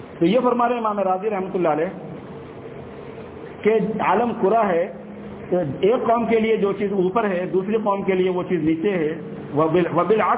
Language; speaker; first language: Urdu; native; Urdu